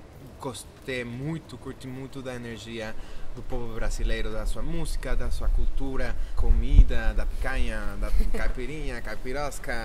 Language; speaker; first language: Portuguese; non-native, fluent; Spanish